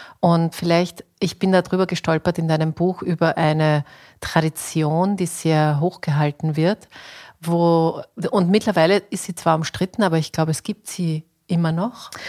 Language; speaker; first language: German; native; German